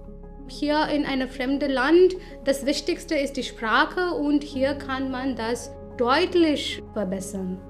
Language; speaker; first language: German; non-native, fluent; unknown